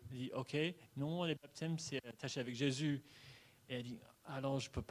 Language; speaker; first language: French; non-native, fluent; English